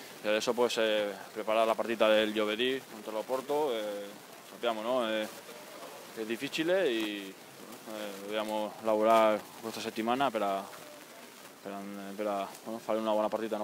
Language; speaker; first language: Italian; non-native, learner; Spanish